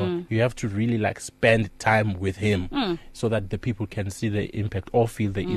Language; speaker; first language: English; non-native, local second language; Northern Sotho